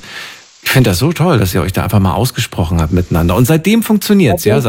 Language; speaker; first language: German; native; German